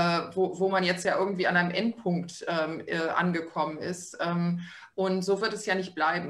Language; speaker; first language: German; native; German